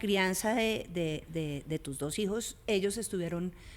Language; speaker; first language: Spanish; native; Spanish